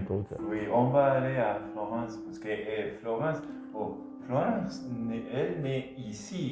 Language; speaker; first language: French; non-native, learner; Spanish